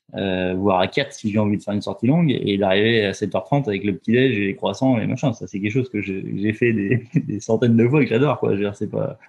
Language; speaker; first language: French; native; French